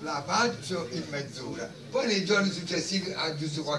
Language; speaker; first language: Italian; native; Italian